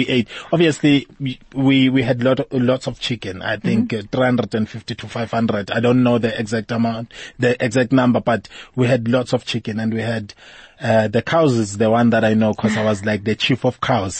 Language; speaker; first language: English; non-native, local second language; Zulu